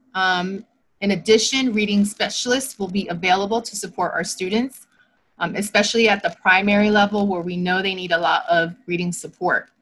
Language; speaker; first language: English; native; English